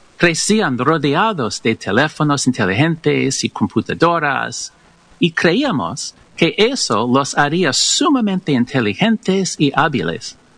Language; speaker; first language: Spanish; non-native, learner; English